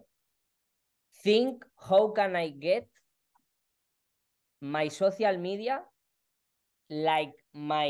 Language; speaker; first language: English; non-native, learner; Spanish